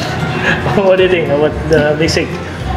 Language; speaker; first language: English; non-native, learner; Indonesian